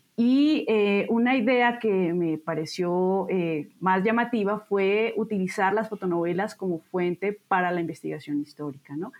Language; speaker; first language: Spanish; native; Spanish